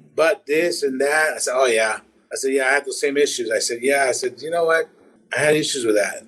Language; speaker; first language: English; native; English